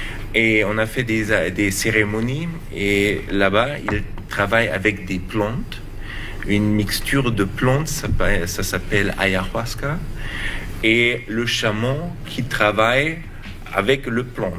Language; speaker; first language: French; non-native, learner; German